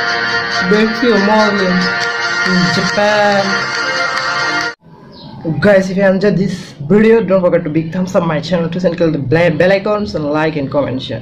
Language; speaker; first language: English; non-native, learner; Bangla